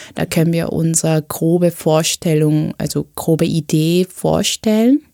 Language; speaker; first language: German; non-native, fluent; Korean